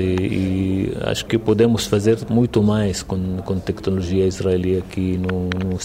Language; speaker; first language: Portuguese; non-native, fluent; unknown